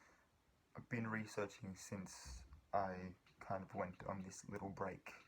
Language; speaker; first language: English; native; English